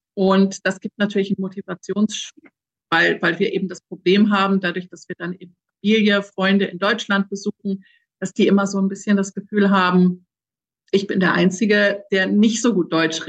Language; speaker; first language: German; native; German